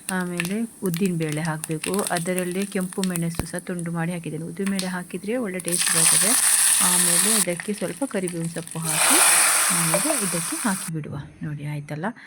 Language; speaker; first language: Kannada; non-native, local second language; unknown